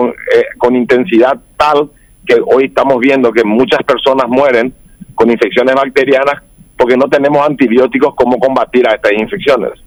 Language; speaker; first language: Spanish; native; Spanish